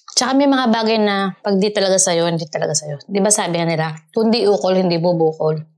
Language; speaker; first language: Filipino; native; Filipino